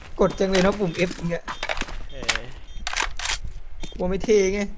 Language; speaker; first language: Thai; native; Thai